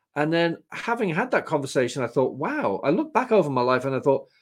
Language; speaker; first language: English; native; English